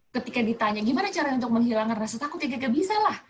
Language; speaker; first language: Malay; non-native, local second language; Javanese